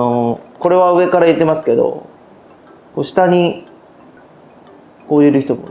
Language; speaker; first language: Japanese; native; Japanese